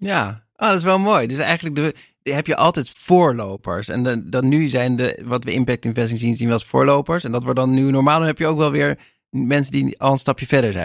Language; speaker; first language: Dutch; native; Dutch